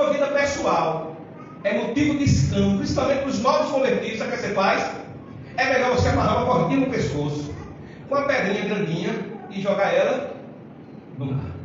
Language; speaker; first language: Portuguese; native; Portuguese